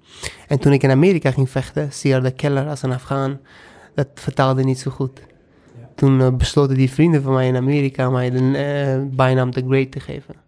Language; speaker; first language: Dutch; non-native, fluent; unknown